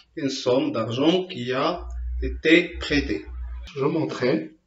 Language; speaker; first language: French; non-native, local second language; Arabic